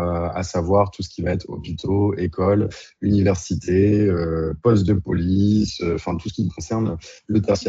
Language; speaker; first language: French; native; French